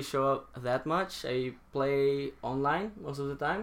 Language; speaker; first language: English; non-native, local second language; Filipino